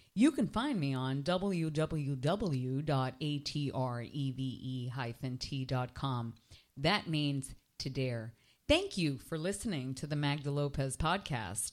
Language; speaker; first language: English; early bilingual, other home language; Spanish